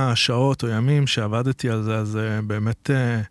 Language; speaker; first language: Hebrew; native; Hebrew